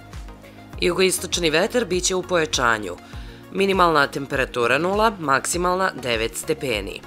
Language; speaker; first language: Serbian; native; Serbian